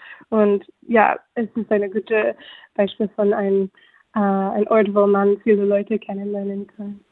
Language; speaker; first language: German; non-native, fluent; English